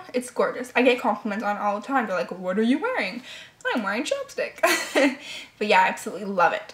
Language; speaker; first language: English; native; English